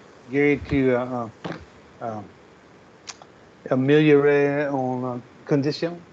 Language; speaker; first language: French; non-native, learner; English